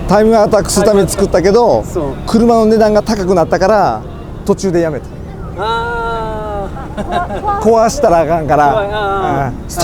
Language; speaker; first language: Japanese; native; Japanese